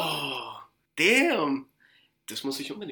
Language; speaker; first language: German; native; German